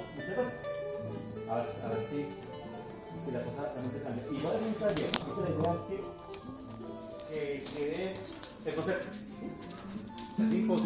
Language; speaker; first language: Spanish; native; Spanish